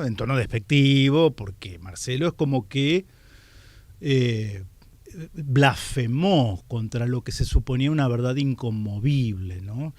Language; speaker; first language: Spanish; native; Spanish